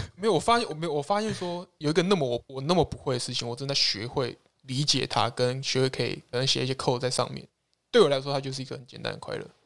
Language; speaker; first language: Chinese; native; Chinese